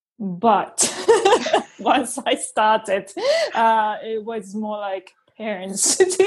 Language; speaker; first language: English; non-native, fluent; Japanese